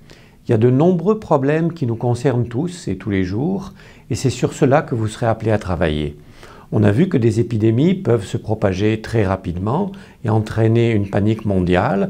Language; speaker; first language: French; native; French